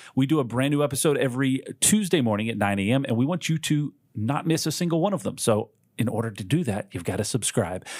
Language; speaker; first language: English; native; English